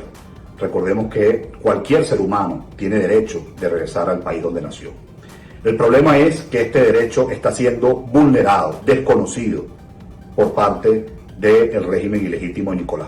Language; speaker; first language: Spanish; native; Spanish